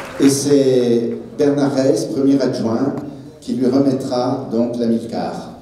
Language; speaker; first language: French; native; French